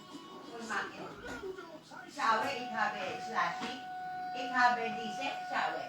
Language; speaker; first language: German; non-native, learner; Filipino